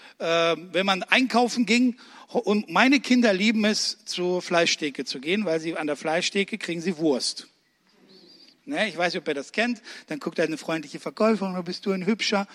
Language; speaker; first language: German; early bilingual, other home language; Russian